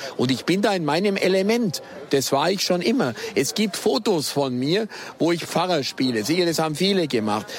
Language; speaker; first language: German; native; German